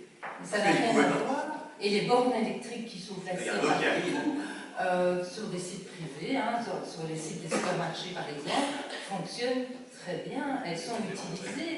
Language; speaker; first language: French; native; French